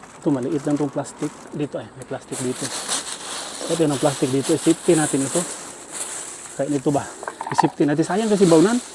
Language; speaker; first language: Filipino; non-native, local second language; Cebuano